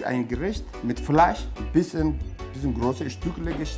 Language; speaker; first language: German; non-native, learner; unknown